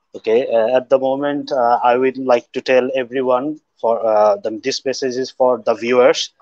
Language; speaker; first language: English; non-native, local second language; Bangla